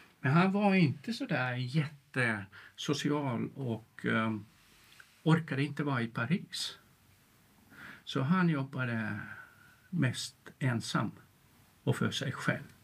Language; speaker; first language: Swedish; non-native, local second language; Finnish